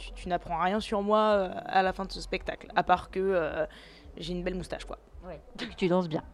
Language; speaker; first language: French; native; French